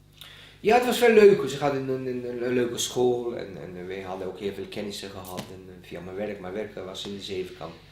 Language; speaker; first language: Dutch; non-native, fluent; Bosnian